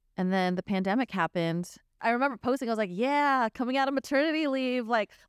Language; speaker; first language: English; native; English